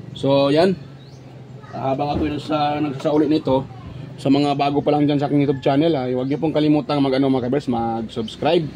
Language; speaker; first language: Filipino; native; Filipino